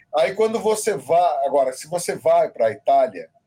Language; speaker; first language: Portuguese; native; Portuguese